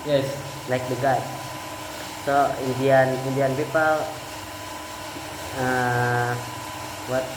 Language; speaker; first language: English; non-native, learner; Indonesian